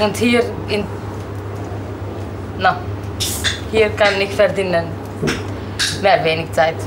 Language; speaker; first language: German; non-native, learner; Romanian